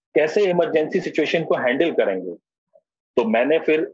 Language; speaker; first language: Hindi; native; Hindi